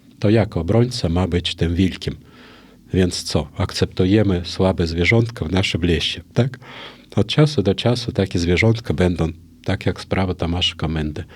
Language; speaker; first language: Polish; non-native, fluent; Russian